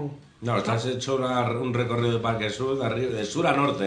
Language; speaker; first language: Spanish; native; Spanish